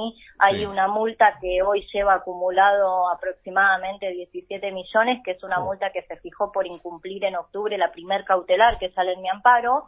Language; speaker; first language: Spanish; native; Spanish